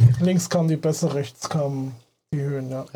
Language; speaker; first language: German; native; German